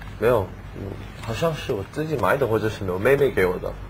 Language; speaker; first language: Chinese; non-native, learner; English